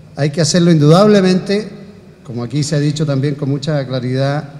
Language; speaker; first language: Spanish; native; Spanish